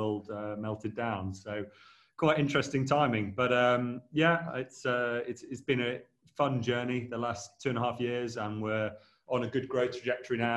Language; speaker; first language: English; native; English